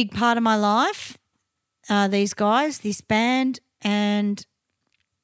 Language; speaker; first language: English; native; English